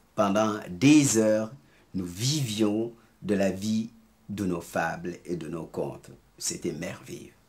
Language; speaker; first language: French; non-native, local second language; Serer